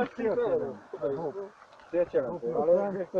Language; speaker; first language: Polish; non-native, learner; Slovenian